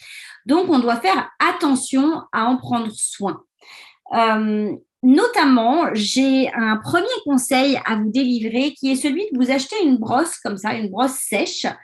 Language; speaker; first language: French; native; French